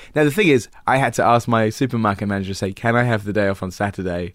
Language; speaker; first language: English; native; English